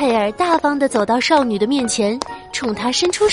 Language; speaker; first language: Chinese; native; Chinese